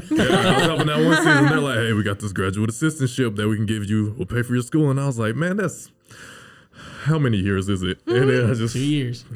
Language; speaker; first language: English; native; English